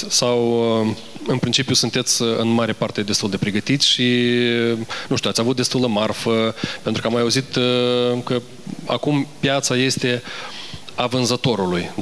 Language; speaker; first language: Romanian; native; Romanian